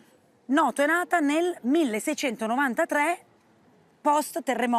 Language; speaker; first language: Italian; native; Italian